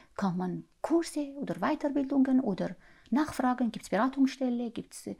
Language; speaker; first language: German; non-native, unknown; Arabic